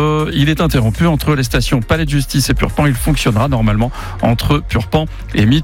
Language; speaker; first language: French; native; French